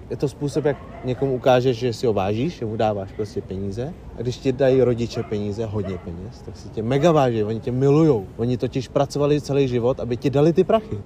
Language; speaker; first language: Czech; early bilingual, other home language; Vietnamese